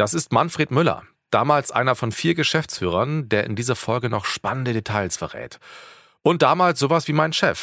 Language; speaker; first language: German; native; German